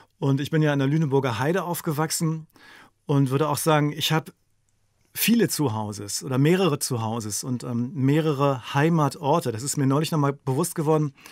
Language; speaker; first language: German; native; German